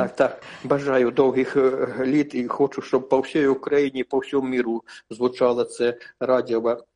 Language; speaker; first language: Ukrainian; non-native, local second language; Russian